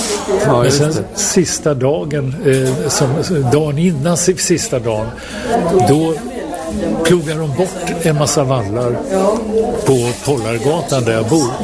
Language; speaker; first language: Swedish; native; Swedish